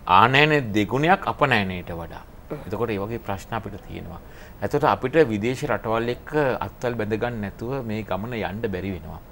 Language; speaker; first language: Sinhala; native; Sinhala